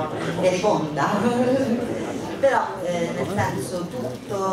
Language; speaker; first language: Italian; native; Italian